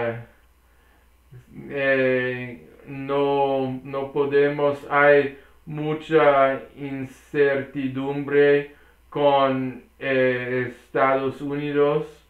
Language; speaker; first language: Spanish; non-native, learner; English